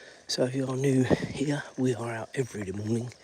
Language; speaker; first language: English; native; English